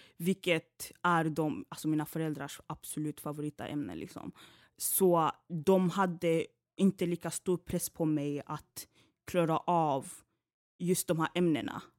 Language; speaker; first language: Swedish; early bilingual, other home language; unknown